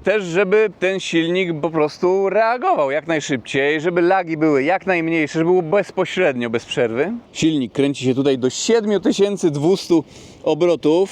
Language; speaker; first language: Polish; native; Polish